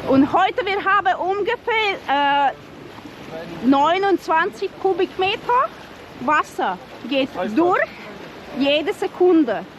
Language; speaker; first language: German; non-native, learner; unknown